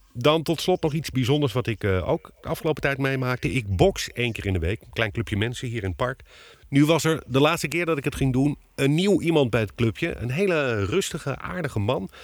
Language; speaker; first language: Dutch; native; Dutch